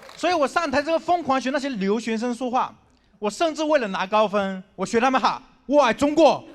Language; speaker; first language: Chinese; non-native, local second language; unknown